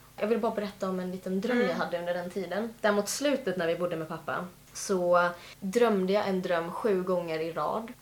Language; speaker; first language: Swedish; native; Swedish